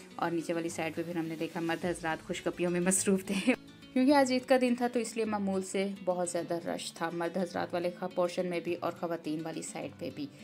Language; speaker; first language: Urdu; native; Urdu